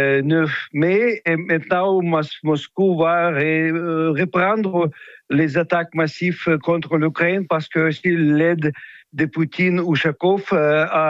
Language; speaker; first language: French; non-native, fluent; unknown